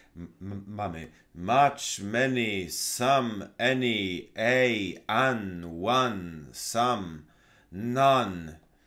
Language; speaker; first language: English; non-native, fluent; Polish